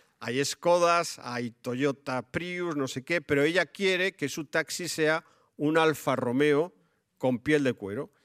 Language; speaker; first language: Spanish; native; Spanish